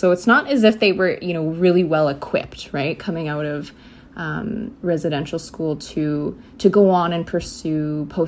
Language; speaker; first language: English; native; English